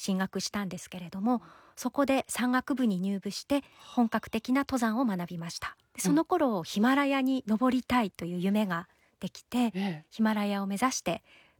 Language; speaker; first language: Japanese; native; Japanese